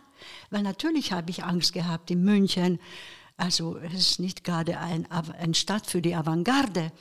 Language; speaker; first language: German; non-native, fluent; Hungarian